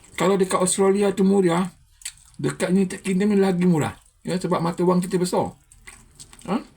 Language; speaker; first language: Malay; native; Malay